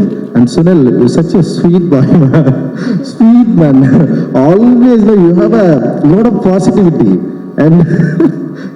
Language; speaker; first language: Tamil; native; Tamil